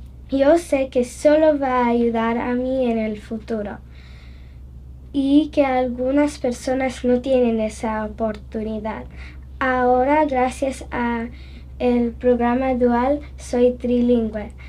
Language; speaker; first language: Spanish; non-native, learner; English